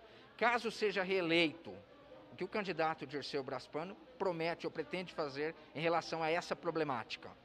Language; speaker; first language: Portuguese; native; Portuguese